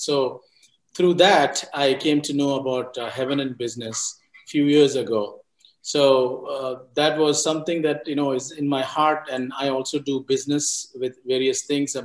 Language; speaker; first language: English; non-native, local second language; Telugu